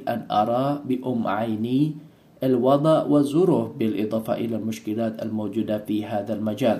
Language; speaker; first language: Arabic; non-native, fluent; Indonesian